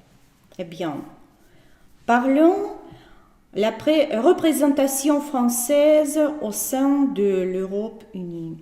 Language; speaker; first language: French; non-native, fluent; Russian